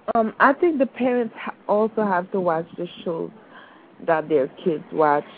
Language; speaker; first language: English; non-native, fluent; Haitian Creole